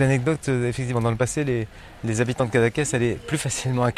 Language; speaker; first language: French; native; French